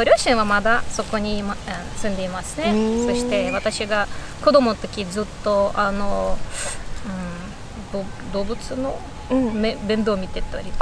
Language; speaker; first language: Japanese; non-native, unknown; Bashkir